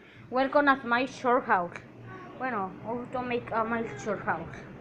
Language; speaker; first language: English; non-native, learner; Spanish